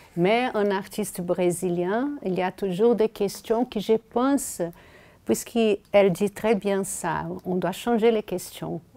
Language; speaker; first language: French; non-native, fluent; Portuguese